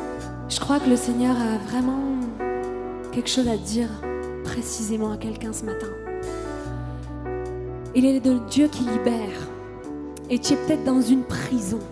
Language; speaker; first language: French; native; French